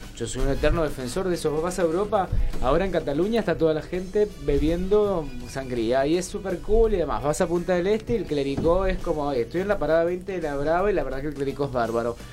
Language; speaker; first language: Spanish; native; Spanish